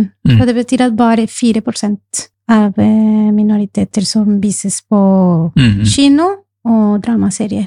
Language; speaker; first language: Norwegian; non-native, fluent; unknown